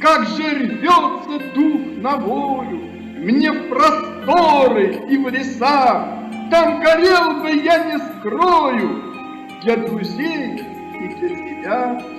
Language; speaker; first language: Russian; native; Russian